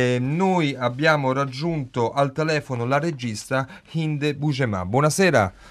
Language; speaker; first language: Italian; native; Italian